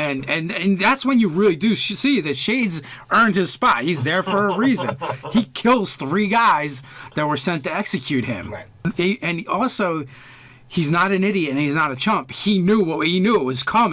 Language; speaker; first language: English; native; English